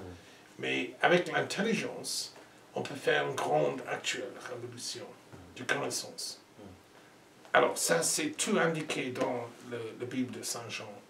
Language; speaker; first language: French; non-native, learner; English